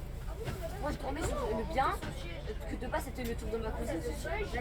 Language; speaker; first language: French; native; French